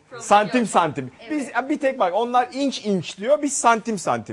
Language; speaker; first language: Turkish; native; Turkish